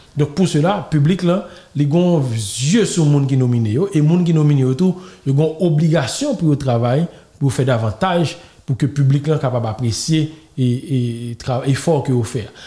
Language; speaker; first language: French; non-native, local second language; Haitian Creole